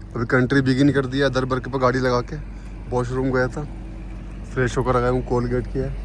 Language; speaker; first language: Hindi; native; Hindi